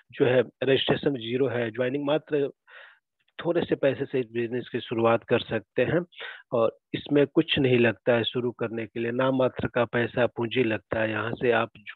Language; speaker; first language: Hindi; native; Hindi